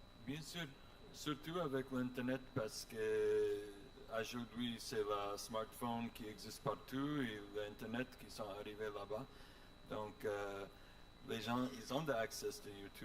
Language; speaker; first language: French; non-native, learner; English